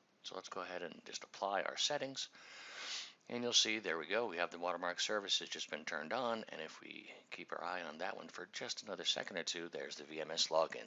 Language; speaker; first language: English; native; English